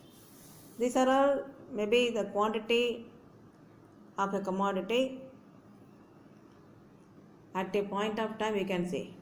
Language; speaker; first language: English; non-native, local second language; Tamil